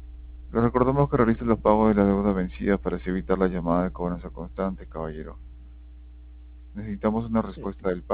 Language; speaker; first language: Spanish; native; Spanish